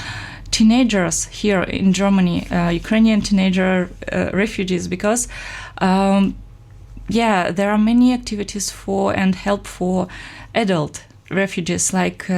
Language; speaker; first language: English; non-native, fluent; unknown